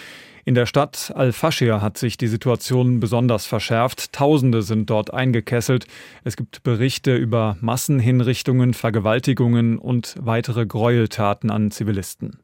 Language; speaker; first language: German; native; German